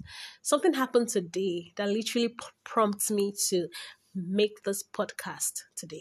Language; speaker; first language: English; non-native, local second language; Igbo